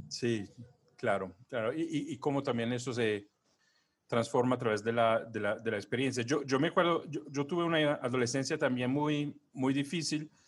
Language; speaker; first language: Spanish; non-native, fluent; Italian